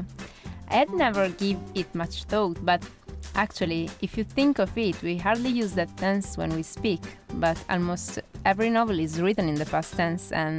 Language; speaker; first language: English; non-native, fluent; Italian